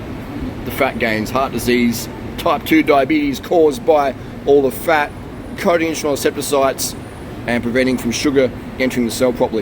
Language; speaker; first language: English; native; English